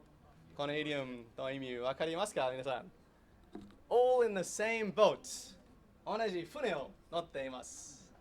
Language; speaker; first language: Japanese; non-native, learner; English